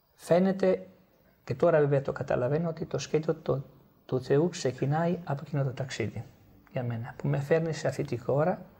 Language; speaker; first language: Greek; non-native, fluent; Italian